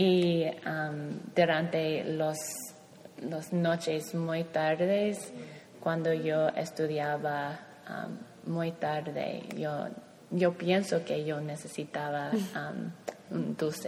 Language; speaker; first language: Spanish; non-native, learner; English